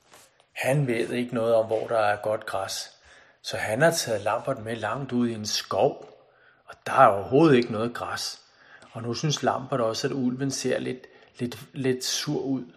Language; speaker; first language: Danish; native; Danish